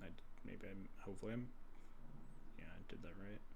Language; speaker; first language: English; native; English